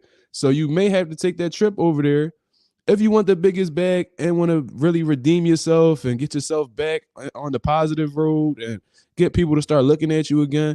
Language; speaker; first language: English; native; English